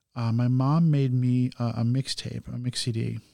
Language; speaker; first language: English; native; English